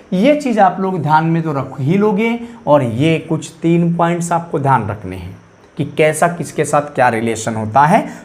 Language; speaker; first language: Hindi; non-native, local second language; Marathi